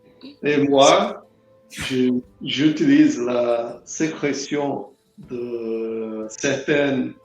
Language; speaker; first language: French; non-native, learner; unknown